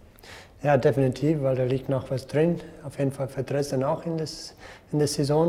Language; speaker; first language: German; non-native, fluent; English